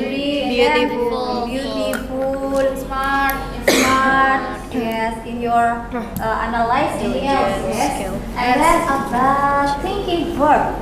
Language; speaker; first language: English; non-native, learner; Indonesian